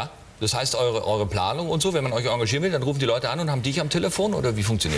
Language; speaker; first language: German; native; German